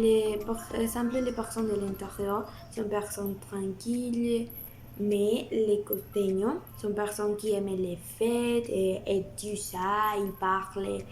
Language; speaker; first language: French; non-native, learner; Spanish